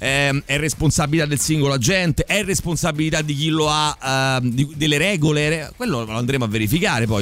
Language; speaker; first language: Italian; native; Italian